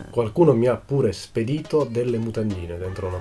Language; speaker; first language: Italian; native; Italian